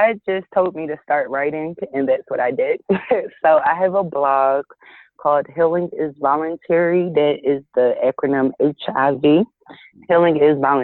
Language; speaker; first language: English; native; English